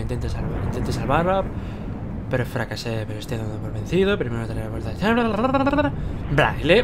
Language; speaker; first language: Spanish; native; Spanish